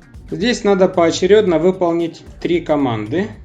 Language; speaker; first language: Russian; native; Russian